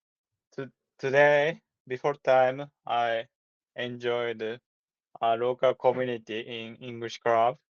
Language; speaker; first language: English; non-native, learner; Japanese